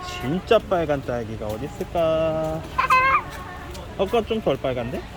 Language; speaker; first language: Korean; native; Korean